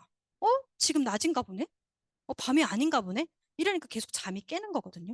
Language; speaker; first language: Korean; native; Korean